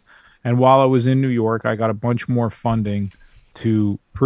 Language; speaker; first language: English; native; English